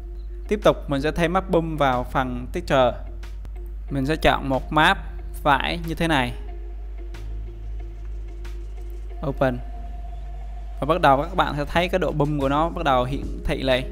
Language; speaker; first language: Vietnamese; native; Vietnamese